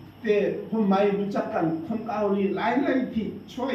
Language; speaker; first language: Thai; non-native, learner; Korean